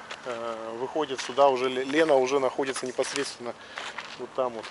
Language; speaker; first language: Russian; native; Russian